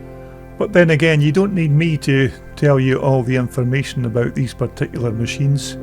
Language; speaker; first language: English; native; English